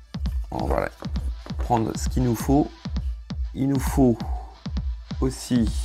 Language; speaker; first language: French; native; French